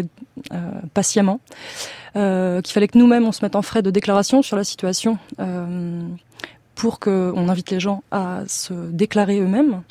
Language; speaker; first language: French; native; French